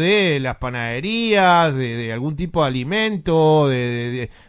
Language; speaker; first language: Spanish; native; Spanish